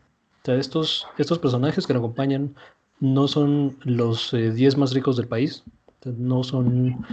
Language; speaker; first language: Spanish; native; Spanish